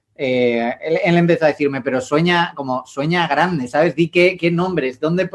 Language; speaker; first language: Spanish; native; Spanish